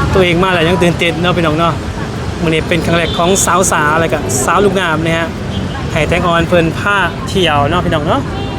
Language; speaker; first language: Thai; native; Thai